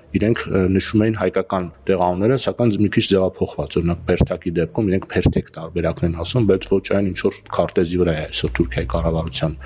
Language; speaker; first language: Armenian; native; Armenian